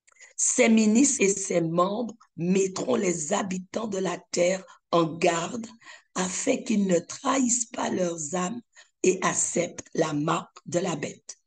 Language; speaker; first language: French; native; French